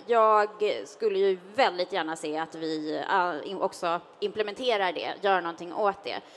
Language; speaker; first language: Swedish; native; Swedish